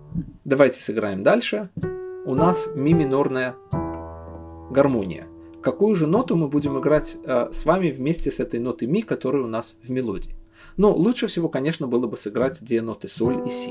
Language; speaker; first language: Russian; native; Russian